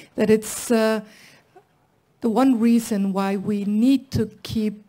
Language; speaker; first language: English; non-native, fluent; German